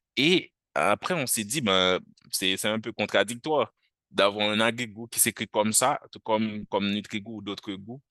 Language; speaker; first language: French; non-native, local second language; Haitian Creole